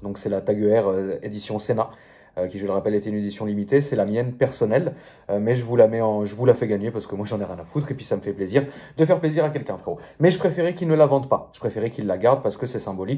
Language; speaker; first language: French; native; French